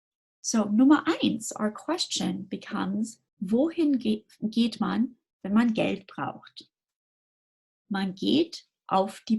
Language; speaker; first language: German; non-native, fluent; English